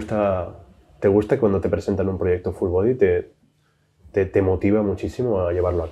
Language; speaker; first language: Spanish; native; Spanish